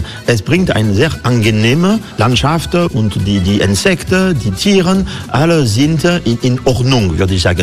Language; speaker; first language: German; non-native, fluent; French